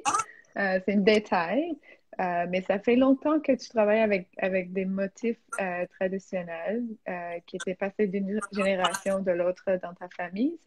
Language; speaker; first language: French; non-native, fluent; English